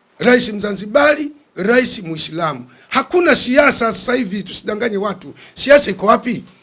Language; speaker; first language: Swahili; native; Swahili